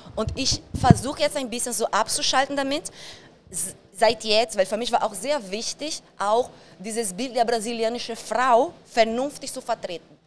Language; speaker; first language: German; non-native, fluent; Portuguese